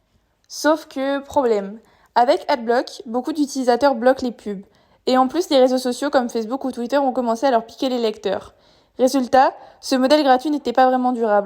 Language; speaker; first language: French; native; French